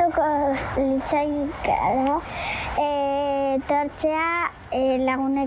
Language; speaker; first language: Basque; non-native, local second language; Spanish